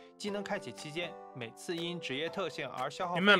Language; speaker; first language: Chinese; native; Chinese